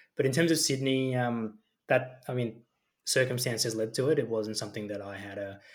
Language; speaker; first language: English; early bilingual, other home language; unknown